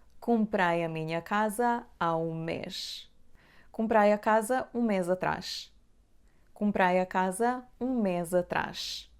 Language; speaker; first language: Portuguese; native; Portuguese